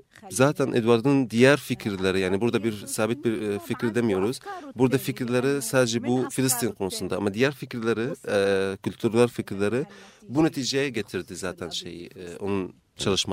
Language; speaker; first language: Turkish; non-native, fluent; Arabic